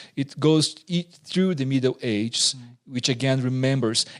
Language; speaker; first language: English; non-native, fluent; Portuguese